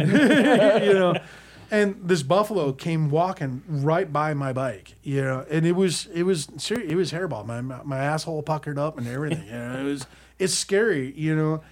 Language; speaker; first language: English; native; English